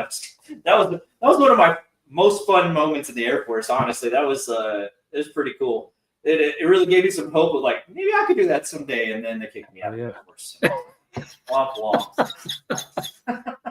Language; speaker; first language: English; native; English